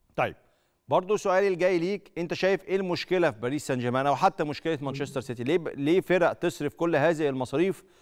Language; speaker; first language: Arabic; native; Arabic